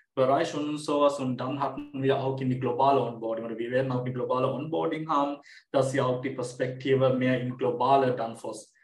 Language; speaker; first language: German; non-native, fluent; Sinhala